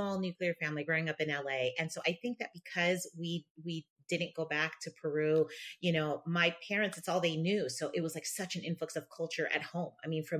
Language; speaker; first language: English; early bilingual, other home language; Spanish